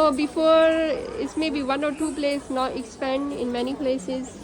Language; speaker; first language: English; non-native, learner; Urdu